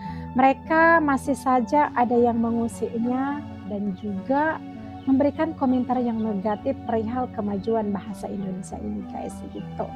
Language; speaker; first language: Indonesian; native; Indonesian